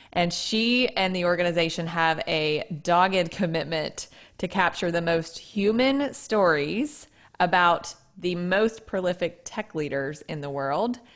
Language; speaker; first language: English; native; English